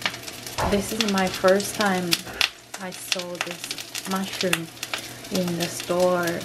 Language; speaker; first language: English; non-native, fluent; Japanese